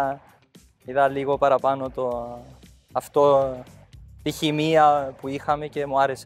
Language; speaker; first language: Greek; early bilingual, heritage; English